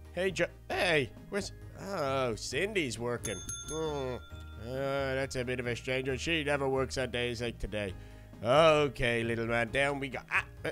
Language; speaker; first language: English; native; English